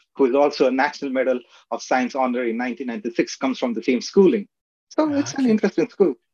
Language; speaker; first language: English; non-native, local second language; Marathi